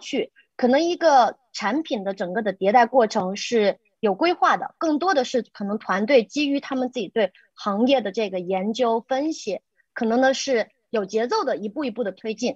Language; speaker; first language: Chinese; native; Chinese